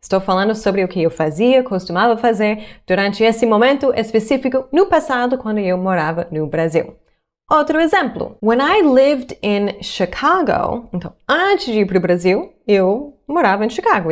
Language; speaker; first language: Portuguese; non-native, fluent; English